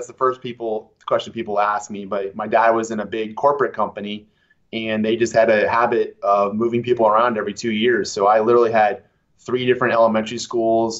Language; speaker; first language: English; native; English